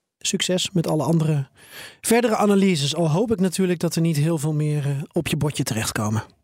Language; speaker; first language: Dutch; native; Dutch